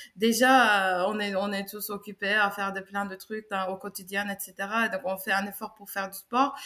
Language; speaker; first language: French; non-native, fluent; Turkish